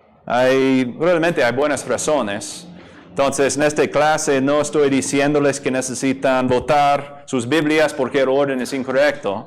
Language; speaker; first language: Spanish; non-native, fluent; English